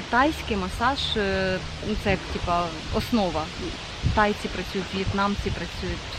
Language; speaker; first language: Ukrainian; native; Ukrainian